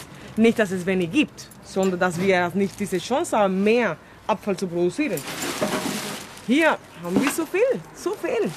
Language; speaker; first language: German; non-native, fluent; Spanish